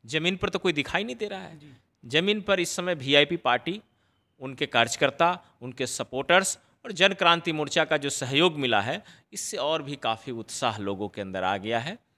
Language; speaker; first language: Hindi; native; Hindi